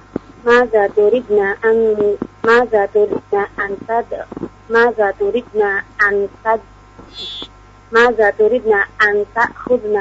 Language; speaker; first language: Arabic; non-native, learner; Indonesian